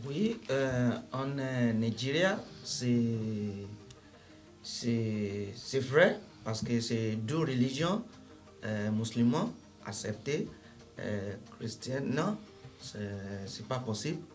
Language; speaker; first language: French; non-native, learner; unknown